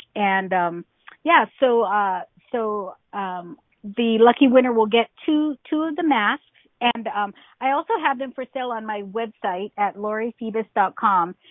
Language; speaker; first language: English; native; English